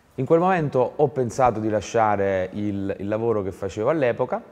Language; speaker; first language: Italian; native; Italian